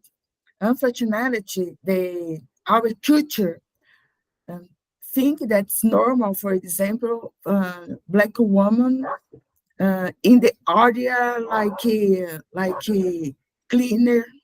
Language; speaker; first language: English; non-native, learner; Portuguese